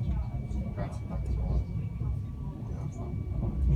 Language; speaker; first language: German; non-native, learner; Somali